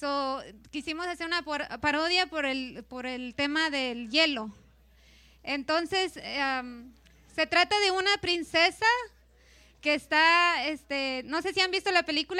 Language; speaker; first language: Spanish; early bilingual, heritage; Spanish